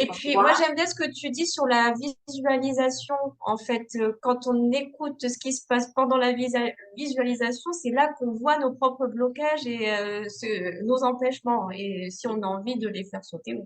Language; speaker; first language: French; native; French